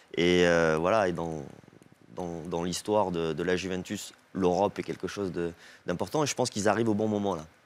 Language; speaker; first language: French; native; French